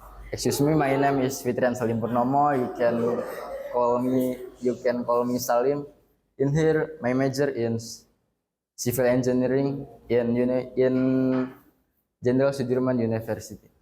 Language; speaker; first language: English; non-native, learner; Indonesian